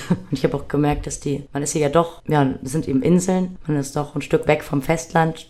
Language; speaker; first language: German; native; German